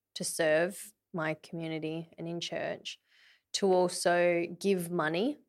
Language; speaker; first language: English; early bilingual, other home language; Vietnamese